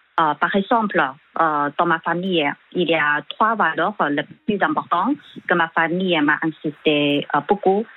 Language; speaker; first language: French; non-native, fluent; Chinese